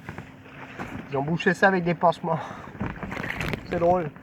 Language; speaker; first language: French; native; French